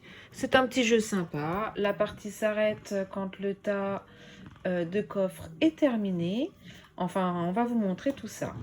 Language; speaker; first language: French; native; French